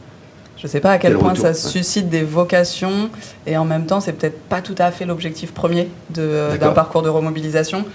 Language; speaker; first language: French; native; French